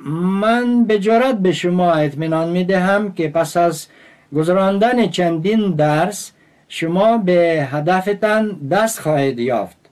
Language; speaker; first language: Persian; non-native, fluent; Russian